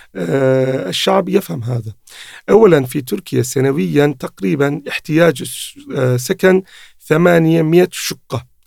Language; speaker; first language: Arabic; non-native, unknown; Turkish